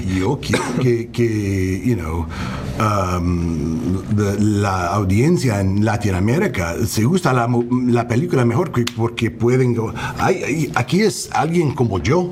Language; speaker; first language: Spanish; non-native, learner; English